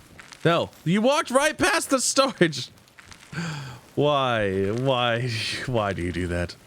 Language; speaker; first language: English; native; English